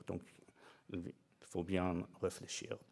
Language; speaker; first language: French; non-native, fluent; English